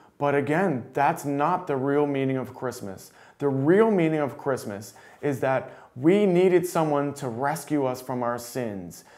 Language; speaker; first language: English; native; English